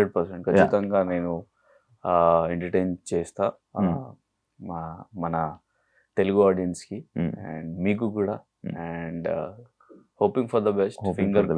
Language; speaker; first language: Telugu; non-native, learner; Hindi